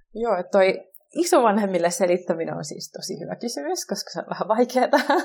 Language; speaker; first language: Finnish; native; Finnish